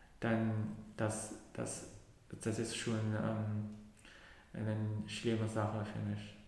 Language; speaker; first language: German; non-native, learner; Cantonese